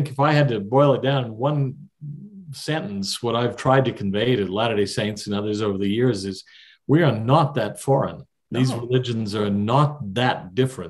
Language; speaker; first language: English; native; English